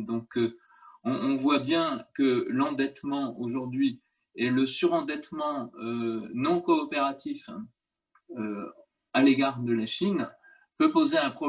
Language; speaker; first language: French; native; French